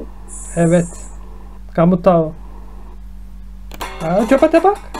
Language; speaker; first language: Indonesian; non-native, fluent; Turkish